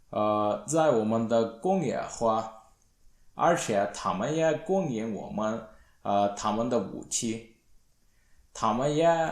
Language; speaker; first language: Chinese; non-native, learner; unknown